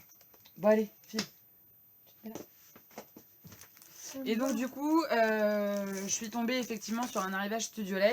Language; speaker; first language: French; native; French